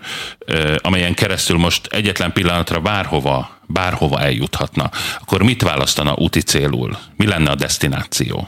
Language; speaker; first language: Hungarian; native; Hungarian